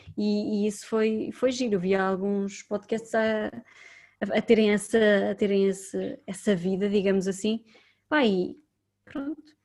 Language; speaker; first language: Portuguese; native; Portuguese